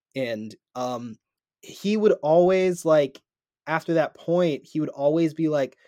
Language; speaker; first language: English; native; English